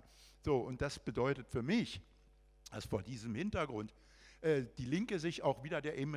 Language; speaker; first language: German; native; German